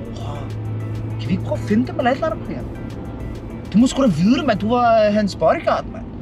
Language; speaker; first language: Danish; early bilingual, other home language; Kurdish